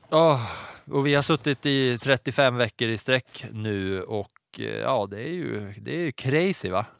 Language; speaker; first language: Swedish; native; Swedish